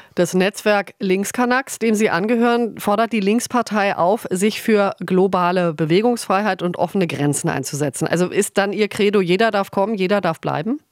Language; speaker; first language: German; native; German